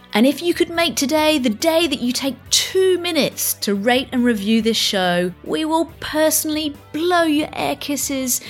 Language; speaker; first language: English; native; English